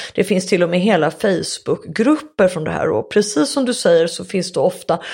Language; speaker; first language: Swedish; native; Swedish